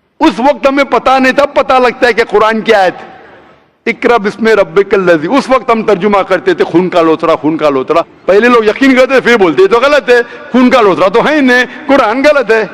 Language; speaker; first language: Hindi; non-native, local second language; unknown